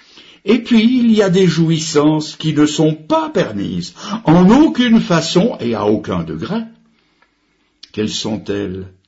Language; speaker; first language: French; native; French